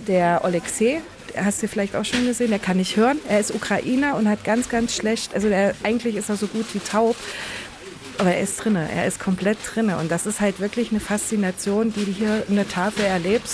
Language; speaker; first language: German; native; German